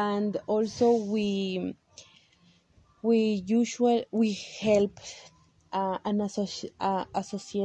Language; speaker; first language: English; non-native, local second language; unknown